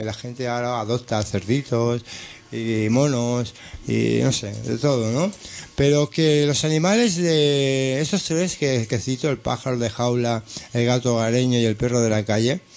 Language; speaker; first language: Spanish; native; Spanish